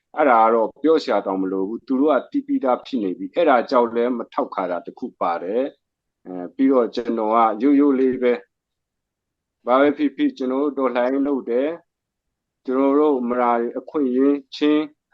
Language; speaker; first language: Burmese; non-native, local second language; Hakha Chin